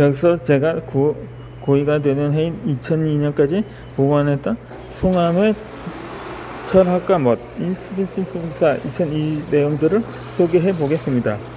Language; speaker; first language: Korean; native; Korean